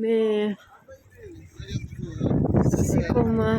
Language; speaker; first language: French; non-native, fluent; Russian